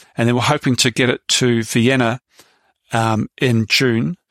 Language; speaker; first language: English; native; English